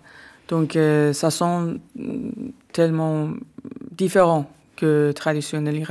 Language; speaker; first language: French; non-native, learner; Persian